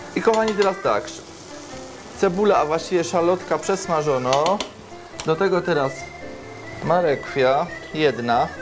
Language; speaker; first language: Polish; native; Polish